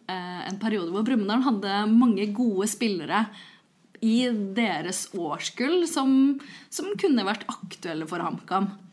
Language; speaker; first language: Norwegian; native; Norwegian